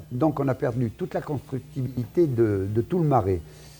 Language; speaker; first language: French; native; French